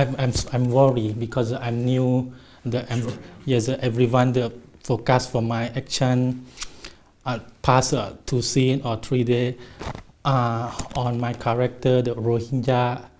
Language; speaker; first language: English; non-native, learner; Thai